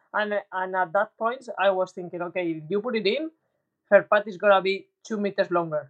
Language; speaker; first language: English; non-native, learner; Spanish